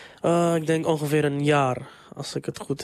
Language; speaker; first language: Dutch; non-native, local second language; English